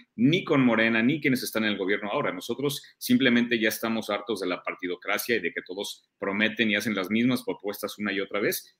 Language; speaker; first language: Spanish; early bilingual, heritage; German